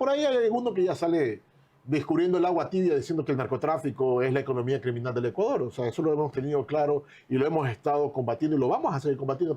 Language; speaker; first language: Spanish; native; Spanish